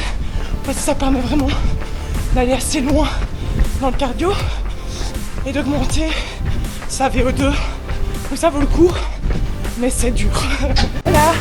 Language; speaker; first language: French; native; French